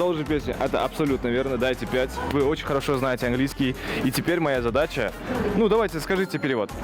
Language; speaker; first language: Russian; native; Russian